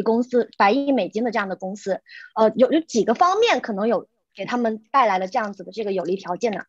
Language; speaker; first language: Chinese; native; Chinese